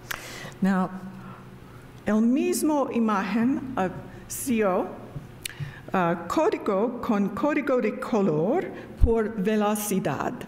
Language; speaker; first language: Spanish; non-native, learner; English